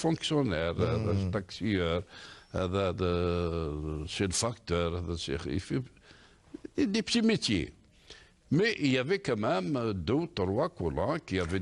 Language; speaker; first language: French; non-native, local second language; Kabyle